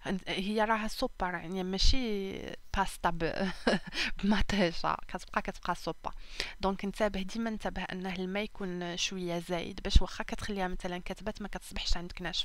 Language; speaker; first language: Arabic; native; Arabic